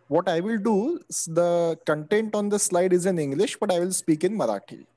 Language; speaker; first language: English; non-native, local second language; Marathi